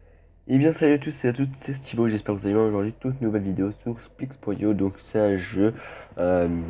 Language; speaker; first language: French; native; French